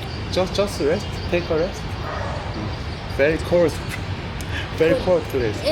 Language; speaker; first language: English; non-native, learner; Korean